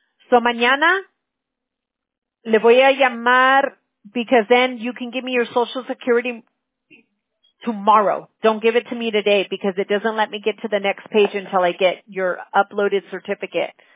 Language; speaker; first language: English; early bilingual, other home language; Spanish